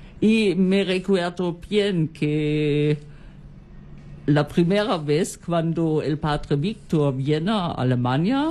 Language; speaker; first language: Spanish; non-native, learner; German